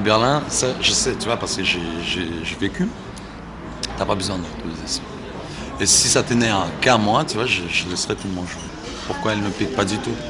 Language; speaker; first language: French; non-native, fluent; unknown